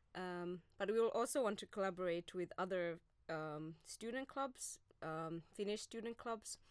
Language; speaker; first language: English; non-native, fluent; Finnish